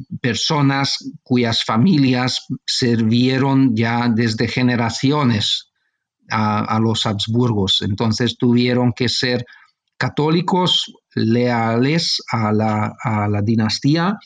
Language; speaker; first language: Spanish; non-native, fluent; Hungarian